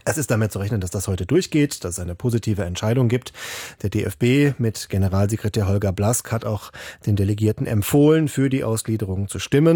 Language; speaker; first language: German; native; German